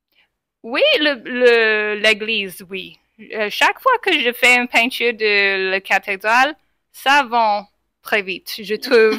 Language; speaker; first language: French; non-native, fluent; English